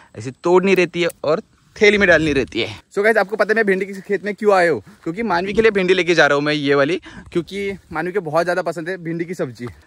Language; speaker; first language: Hindi; non-native, local second language; Marathi